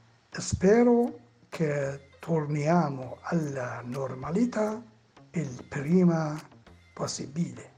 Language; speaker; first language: Italian; non-native, learner; Persian